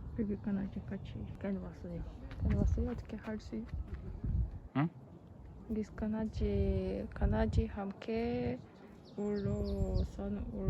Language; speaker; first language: Korean; non-native, learner; Ukrainian